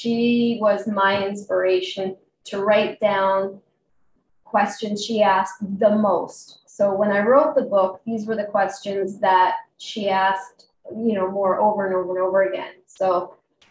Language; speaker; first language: English; native; English